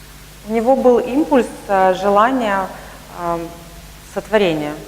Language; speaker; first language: Russian; native; Russian